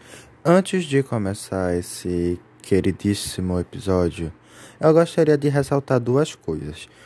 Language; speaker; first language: Portuguese; native; Portuguese